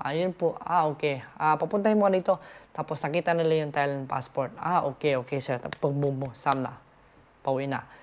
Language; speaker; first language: Filipino; native; Filipino